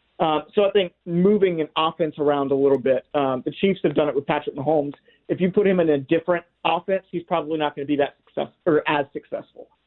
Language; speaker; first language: English; native; English